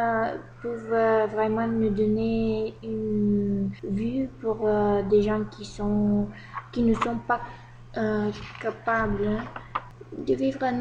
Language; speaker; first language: French; non-native, learner; Bulgarian